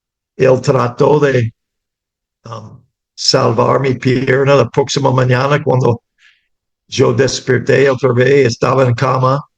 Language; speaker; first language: Spanish; non-native, fluent; English